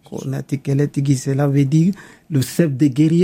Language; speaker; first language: French; non-native, local second language; Mandingo